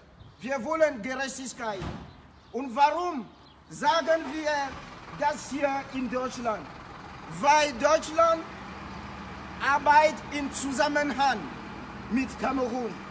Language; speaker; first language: German; non-native, fluent; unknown